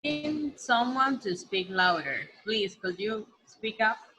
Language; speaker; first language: English; non-native, learner; Spanish